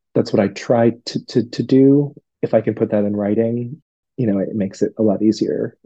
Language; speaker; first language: English; non-native, local second language; Cantonese